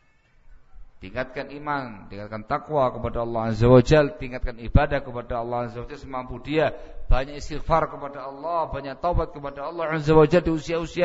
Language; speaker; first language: Indonesian; native; Indonesian